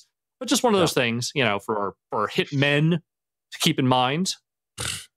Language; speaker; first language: English; native; English